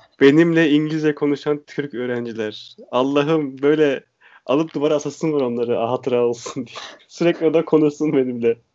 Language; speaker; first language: Turkish; native; Turkish